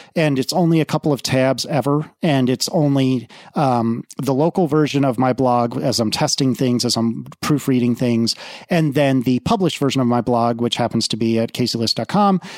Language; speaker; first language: English; native; English